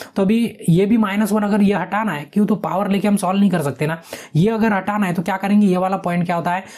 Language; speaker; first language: Hindi; non-native, local second language; Marathi